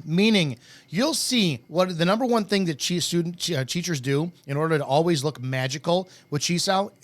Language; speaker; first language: English; native; English